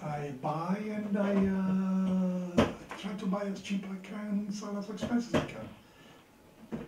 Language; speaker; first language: English; non-native, fluent; Italian